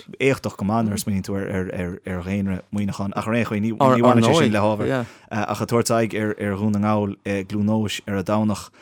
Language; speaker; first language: Irish; native; Irish